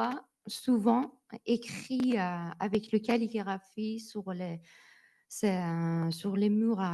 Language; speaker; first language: French; non-native, learner; Persian